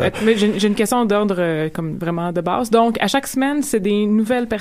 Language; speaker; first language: French; native; French